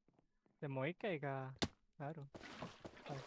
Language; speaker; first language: Japanese; non-native, learner; English